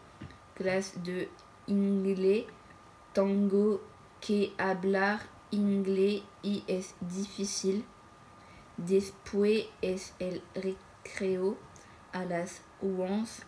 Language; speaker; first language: Spanish; non-native, learner; French